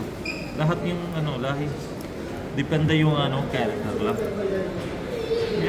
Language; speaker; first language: Filipino; non-native, learner; Malayalam